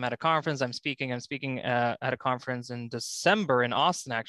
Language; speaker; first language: English; native; English